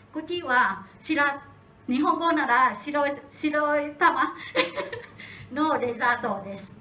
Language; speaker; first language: Japanese; non-native, learner; Vietnamese